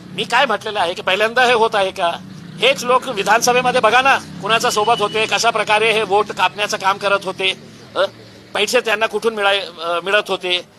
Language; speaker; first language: Marathi; non-native, local second language; Urdu